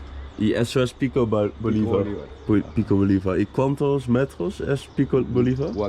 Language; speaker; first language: Spanish; non-native, learner; Dutch